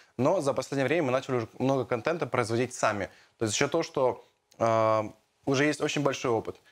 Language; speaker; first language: Russian; native; Russian